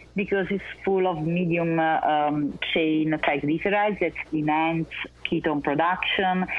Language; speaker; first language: English; non-native, fluent; Italian